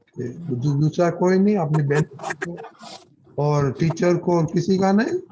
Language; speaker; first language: Hindi; non-native, local second language; Gujarati